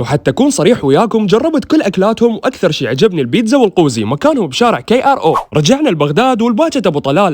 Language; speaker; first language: Arabic; native; Arabic